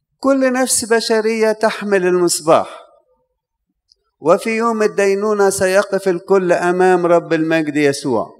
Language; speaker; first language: Arabic; native; Arabic